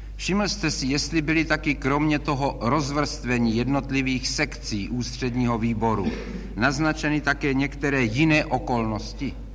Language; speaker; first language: Czech; native; Czech